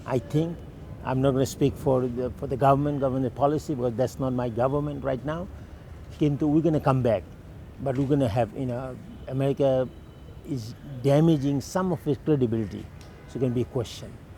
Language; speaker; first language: English; non-native, local second language; Bangla